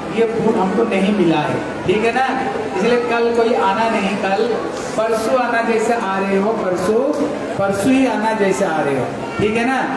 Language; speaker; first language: Hindi; native; Hindi